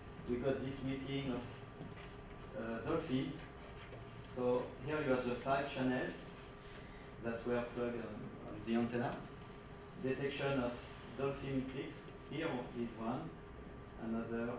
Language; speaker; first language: English; non-native, fluent; French